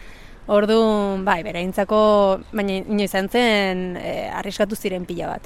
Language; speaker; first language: Basque; early bilingual, other home language; Spanish